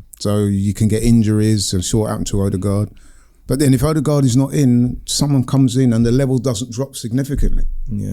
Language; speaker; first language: English; native; English